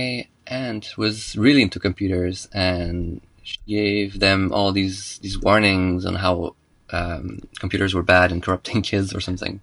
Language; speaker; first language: English; non-native, fluent; French